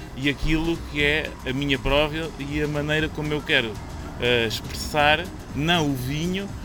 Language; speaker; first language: Portuguese; native; Portuguese